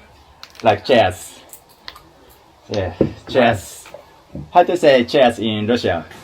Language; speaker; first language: English; non-native, learner; Japanese